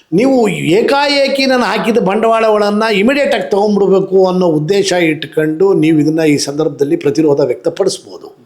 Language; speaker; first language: Kannada; native; Kannada